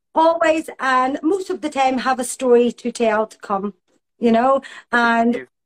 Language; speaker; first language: English; native; English